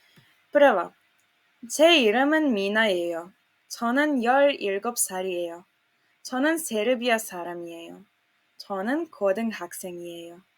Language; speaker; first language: Korean; non-native, fluent; Serbian